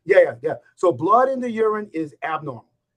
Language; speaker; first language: English; native; English